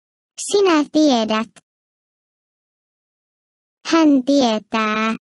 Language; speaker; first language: Finnish; non-native, fluent; Turkish